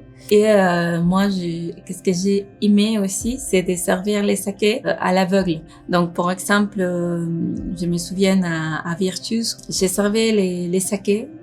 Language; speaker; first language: French; non-native, fluent; Spanish